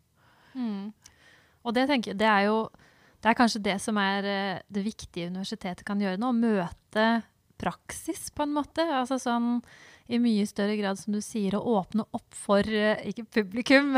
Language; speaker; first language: Norwegian; native; Norwegian